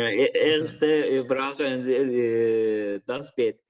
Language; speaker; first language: German; non-native, learner; Azerbaijani